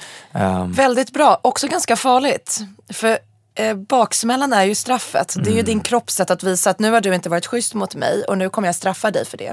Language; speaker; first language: Swedish; native; Swedish